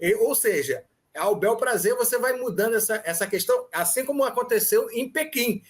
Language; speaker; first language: Portuguese; native; Portuguese